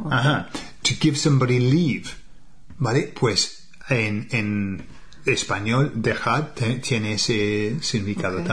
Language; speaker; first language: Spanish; non-native, fluent; English